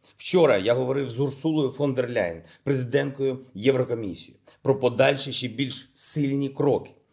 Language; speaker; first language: Ukrainian; non-native, local second language; Russian